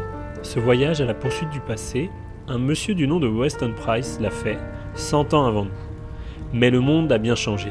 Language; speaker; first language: French; native; French